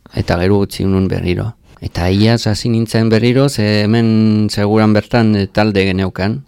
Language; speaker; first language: Basque; non-native, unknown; French